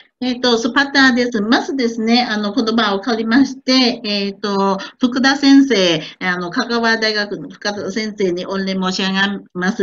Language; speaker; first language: Japanese; non-native, fluent; Thai